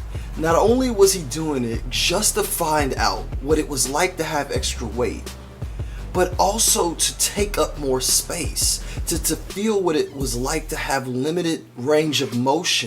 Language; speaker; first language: English; native; English